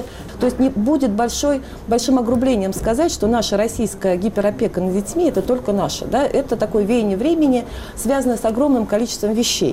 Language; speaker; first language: Russian; native; Russian